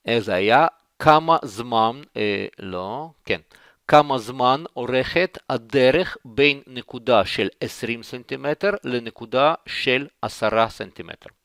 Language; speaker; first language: Hebrew; non-native, fluent; Russian